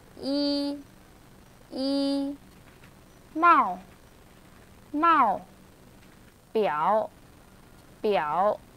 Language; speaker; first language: Chinese; non-native, fluent; Vietnamese